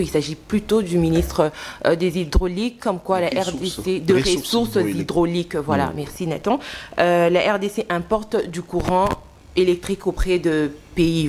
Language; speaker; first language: French; non-native, local second language; Lingala